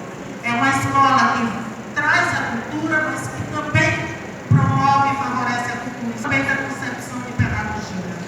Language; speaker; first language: Portuguese; native; Portuguese